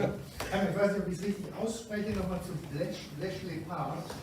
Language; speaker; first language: German; native; German